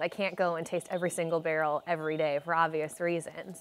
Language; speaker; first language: English; native; English